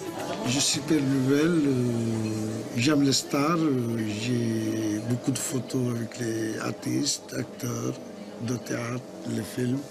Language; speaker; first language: French; non-native, learner; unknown